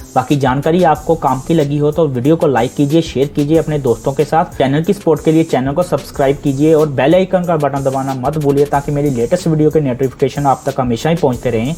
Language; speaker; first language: Hindi; non-native, local second language; Punjabi